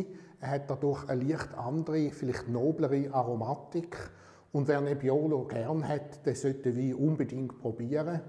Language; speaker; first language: German; native; German